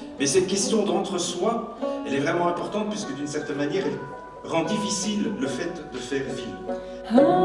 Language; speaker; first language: French; native; French